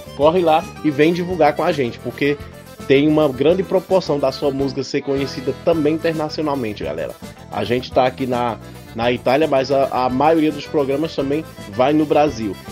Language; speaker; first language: Portuguese; native; Portuguese